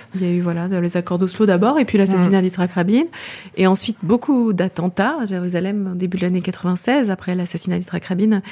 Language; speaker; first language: French; native; French